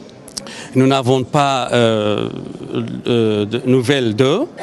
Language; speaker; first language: French; non-native, fluent; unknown